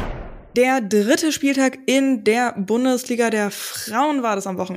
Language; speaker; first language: German; native; German